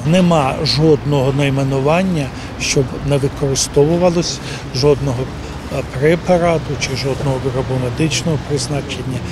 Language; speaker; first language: Ukrainian; native; Ukrainian